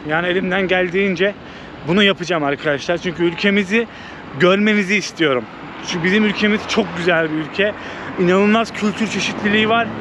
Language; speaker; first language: Turkish; native; Turkish